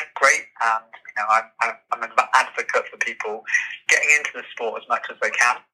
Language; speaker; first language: English; native; English